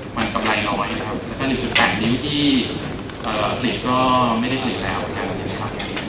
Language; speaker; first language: Thai; native; Thai